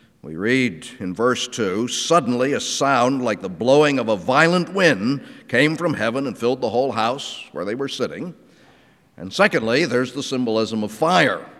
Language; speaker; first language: English; native; English